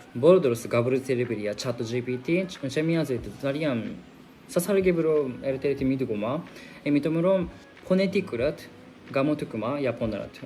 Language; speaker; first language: Georgian; non-native, fluent; Japanese